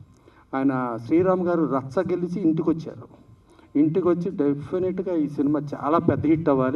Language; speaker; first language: Telugu; native; Telugu